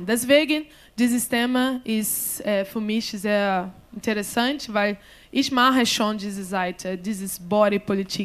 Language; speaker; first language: German; non-native, learner; Portuguese